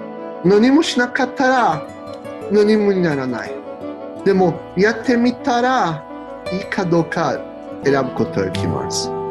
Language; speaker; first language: Japanese; non-native, learner; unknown